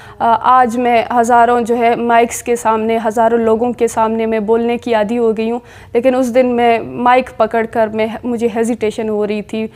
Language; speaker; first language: Urdu; non-native, local second language; Baluchi